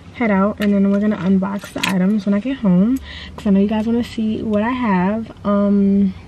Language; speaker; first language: English; native; English